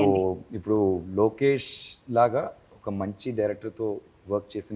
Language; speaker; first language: Telugu; non-native, learner; Tamil